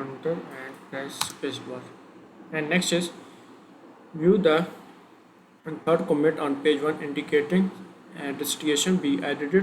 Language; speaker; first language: English; non-native, learner; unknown